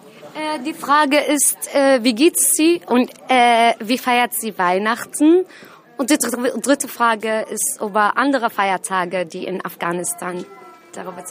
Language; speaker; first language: German; non-native, fluent; Arabic